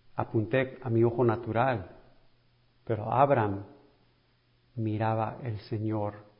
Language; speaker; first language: Spanish; non-native, fluent; English